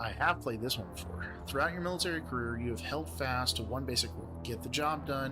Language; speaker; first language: English; native; English